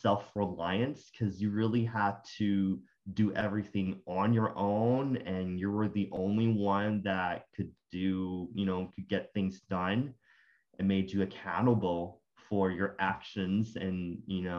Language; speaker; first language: English; non-native, fluent; Spanish